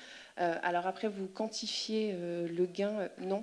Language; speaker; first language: French; native; French